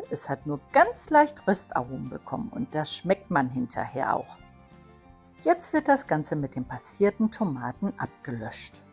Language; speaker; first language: German; native; German